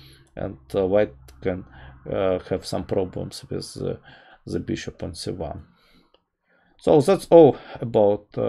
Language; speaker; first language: English; non-native, fluent; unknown